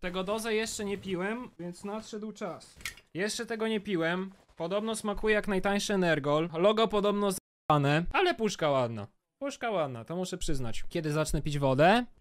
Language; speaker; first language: Polish; native; Polish